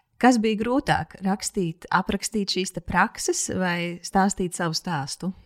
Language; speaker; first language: Latvian; native; Latvian